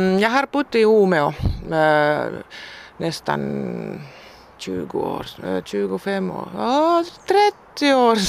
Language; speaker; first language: Swedish; non-native, local second language; Finnish